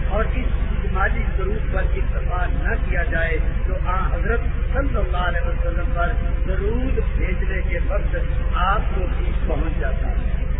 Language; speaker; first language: Urdu; non-native, local second language; Punjabi